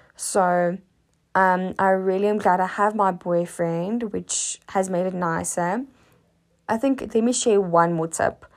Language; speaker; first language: English; native; English